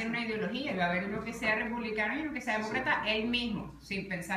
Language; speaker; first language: Spanish; native; Spanish